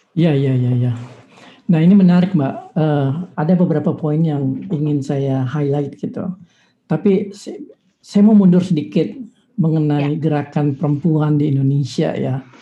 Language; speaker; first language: Indonesian; native; Indonesian